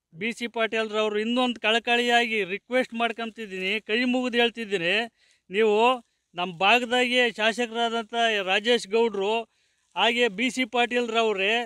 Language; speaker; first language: Kannada; native; Kannada